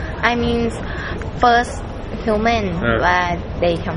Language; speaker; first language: English; non-native, learner; Thai